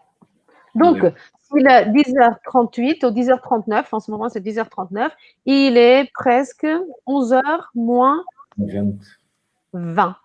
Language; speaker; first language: French; non-native, fluent; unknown